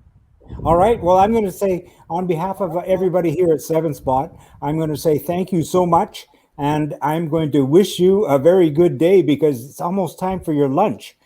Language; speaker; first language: English; native; English